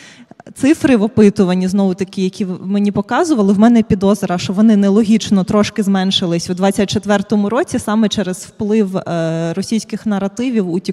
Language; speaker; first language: Ukrainian; native; Ukrainian